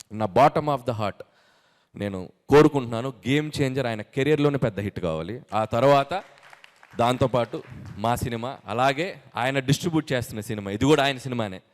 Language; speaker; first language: Telugu; native; Telugu